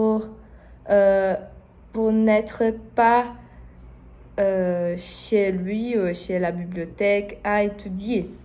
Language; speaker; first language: French; non-native, learner; Portuguese